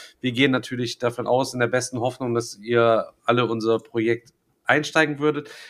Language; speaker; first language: German; native; German